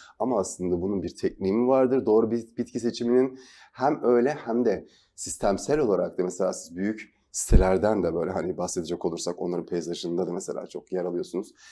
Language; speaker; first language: Turkish; native; Turkish